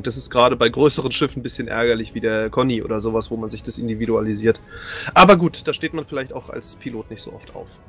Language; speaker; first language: German; native; German